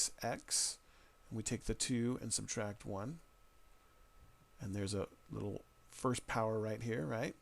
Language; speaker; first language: English; native; English